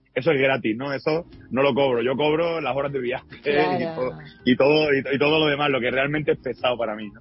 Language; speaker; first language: Spanish; native; Spanish